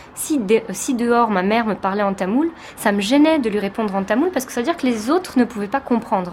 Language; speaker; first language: French; early bilingual, other home language; Tamil